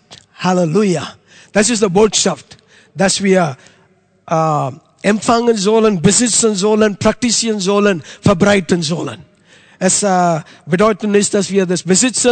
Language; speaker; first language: German; non-native, fluent; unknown